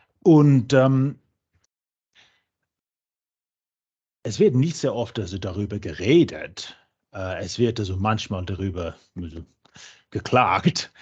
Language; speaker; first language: German; non-native, fluent; English